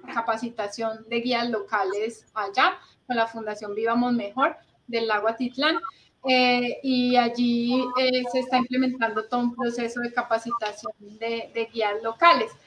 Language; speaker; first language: Spanish; native; Spanish